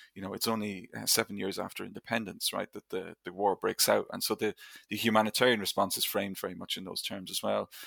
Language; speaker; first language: English; native; English